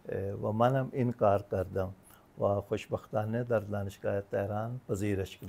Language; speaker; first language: Persian; non-native, fluent; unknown